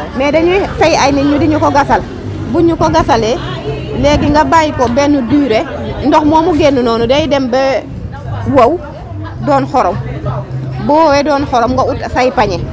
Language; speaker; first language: Wolof; non-native, local second language; Serer